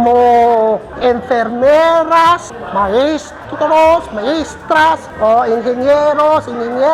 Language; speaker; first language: Spanish; non-native, fluent; Filipino